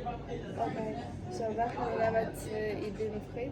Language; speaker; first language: Danish; non-native, learner; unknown